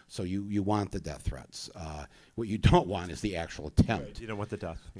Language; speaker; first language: English; native; English